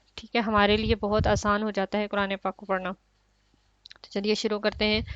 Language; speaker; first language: Urdu; native; Urdu